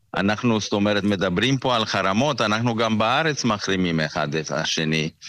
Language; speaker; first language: Hebrew; non-native, fluent; Romanian